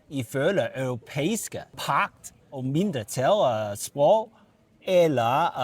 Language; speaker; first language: Danish; non-native, learner; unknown